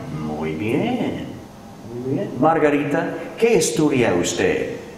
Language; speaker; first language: Spanish; non-native, fluent; English